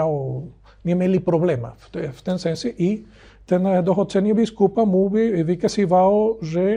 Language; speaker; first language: Polish; non-native, learner; Spanish